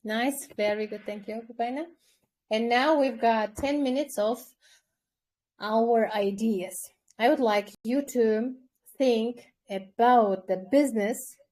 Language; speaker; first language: English; non-native, fluent; Kyrgyz